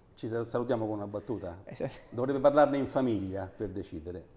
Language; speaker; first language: Italian; native; Italian